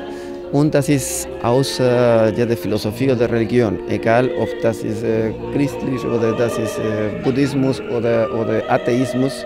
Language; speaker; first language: German; non-native, fluent; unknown